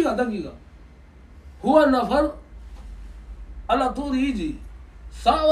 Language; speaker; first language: Arabic; non-native, learner; Oromo